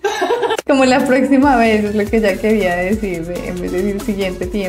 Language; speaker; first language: Spanish; native; Spanish